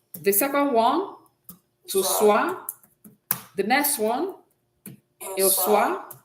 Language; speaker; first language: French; non-native, fluent; English